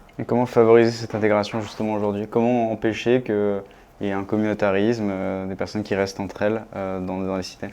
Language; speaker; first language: French; native; French